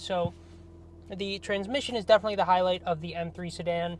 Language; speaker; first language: English; native; English